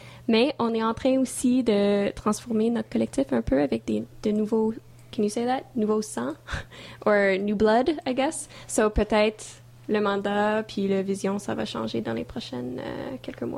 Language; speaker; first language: French; non-native, fluent; English